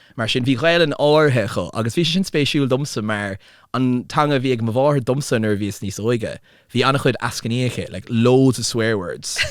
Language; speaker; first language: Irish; non-native, local second language; English